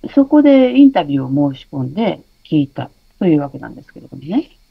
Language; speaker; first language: Japanese; native; Japanese